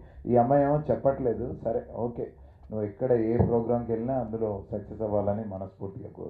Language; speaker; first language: Telugu; native; Telugu